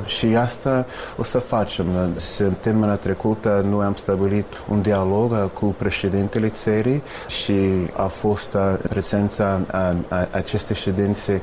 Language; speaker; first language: Romanian; non-native, fluent; English